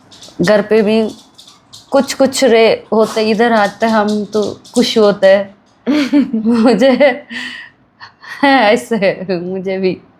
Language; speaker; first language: Hindi; non-native, local second language; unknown